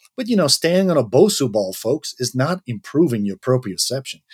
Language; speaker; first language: English; non-native, fluent; Dutch